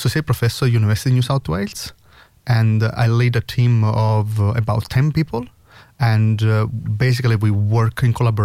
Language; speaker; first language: English; non-native, fluent; Italian